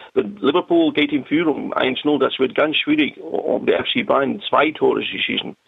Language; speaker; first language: German; non-native, learner; English